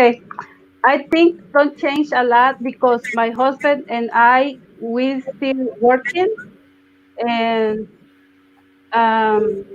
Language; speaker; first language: English; non-native, learner; Spanish